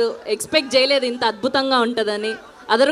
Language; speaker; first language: Telugu; native; Telugu